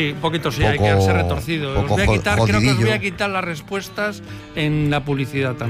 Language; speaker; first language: Spanish; native; Spanish